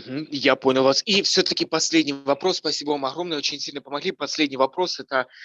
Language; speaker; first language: Russian; native; Russian